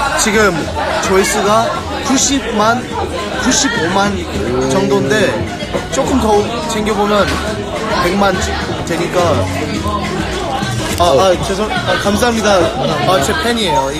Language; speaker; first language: Korean; non-native, fluent; English